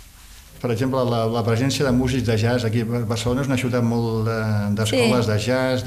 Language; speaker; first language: Catalan; native; Catalan